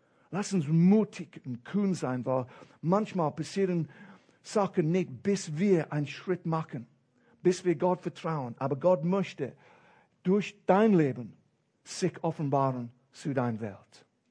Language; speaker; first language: German; non-native, fluent; English